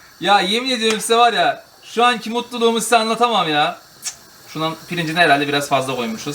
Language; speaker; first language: Turkish; native; Turkish